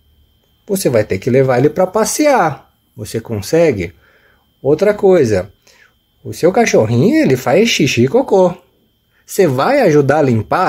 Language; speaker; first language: Portuguese; native; Portuguese